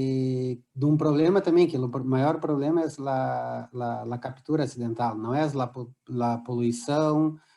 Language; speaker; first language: Spanish; non-native, learner; Portuguese